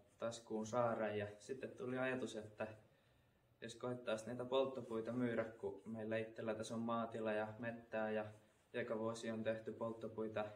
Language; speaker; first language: Finnish; native; Finnish